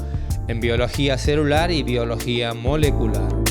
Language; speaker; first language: Spanish; native; Spanish